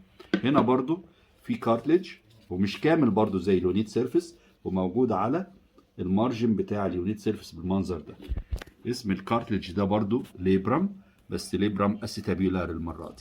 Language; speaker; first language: Arabic; native; Arabic